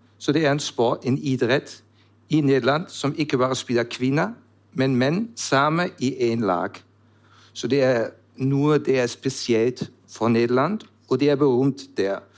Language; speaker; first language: Norwegian; non-native, learner; German